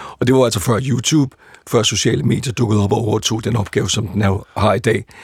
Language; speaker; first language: Danish; native; Danish